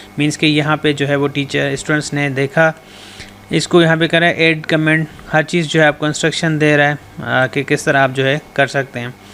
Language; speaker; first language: Urdu; non-native, local second language; Sindhi